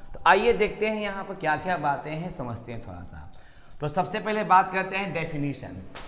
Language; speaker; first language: Hindi; native; Hindi